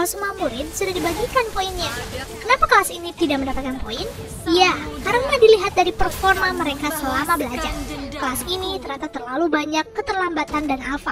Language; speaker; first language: Indonesian; native; Indonesian